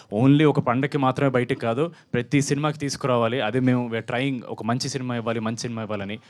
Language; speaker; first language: Telugu; native; Telugu